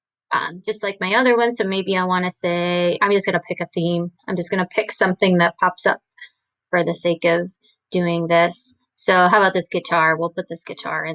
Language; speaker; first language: English; native; English